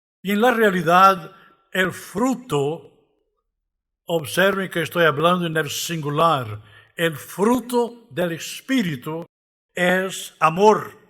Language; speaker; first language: Spanish; non-native, fluent; Portuguese